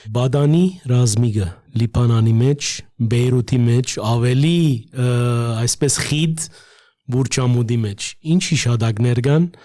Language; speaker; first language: Armenian; early bilingual, heritage; Armenian